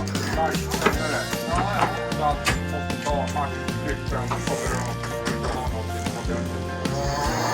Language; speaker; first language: Swedish; native; Swedish